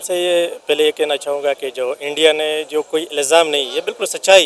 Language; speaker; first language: Hindi; non-native, local second language; Pashto